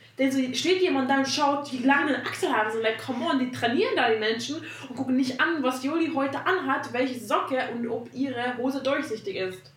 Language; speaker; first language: German; non-native, fluent; Hungarian